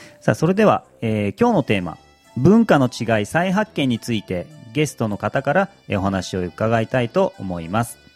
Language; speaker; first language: Japanese; native; Japanese